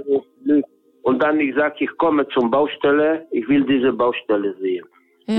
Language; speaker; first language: German; non-native, learner; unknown